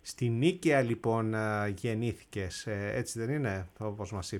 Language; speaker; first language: Greek; native; Greek